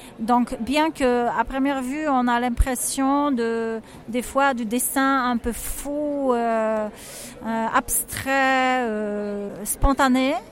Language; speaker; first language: French; non-native, fluent; Polish